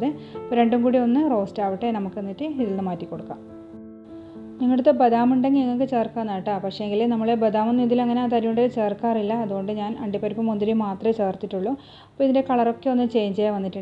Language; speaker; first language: Malayalam; native; Malayalam